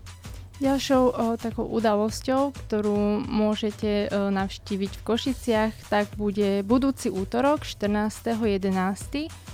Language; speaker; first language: Slovak; native; Slovak